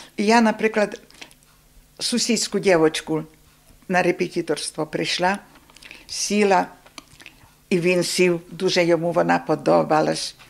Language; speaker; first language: Ukrainian; native; Ukrainian